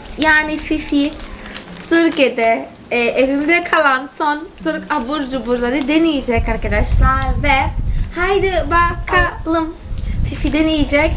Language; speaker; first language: Turkish; non-native, fluent; Portuguese